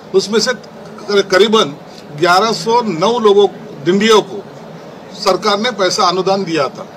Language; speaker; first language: Hindi; non-native, local second language; Marathi